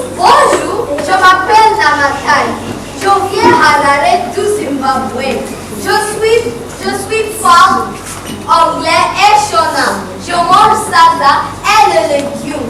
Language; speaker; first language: French; non-native, learner; Shona